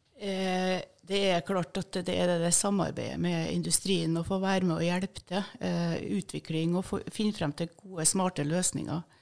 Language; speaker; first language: Norwegian; native; Norwegian